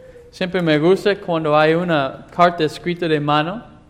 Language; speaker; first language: Spanish; non-native, fluent; English